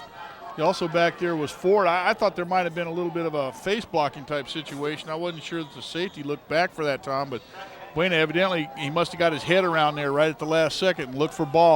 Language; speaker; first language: English; native; English